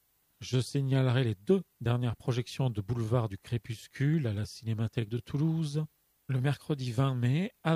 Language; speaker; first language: French; native; French